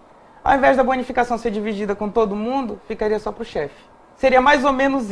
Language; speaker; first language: Portuguese; native; Portuguese